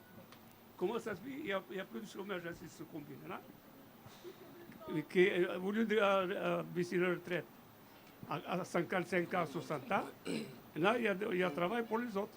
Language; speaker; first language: French; non-native, fluent; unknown